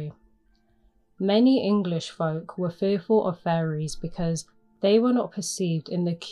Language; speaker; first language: English; native; English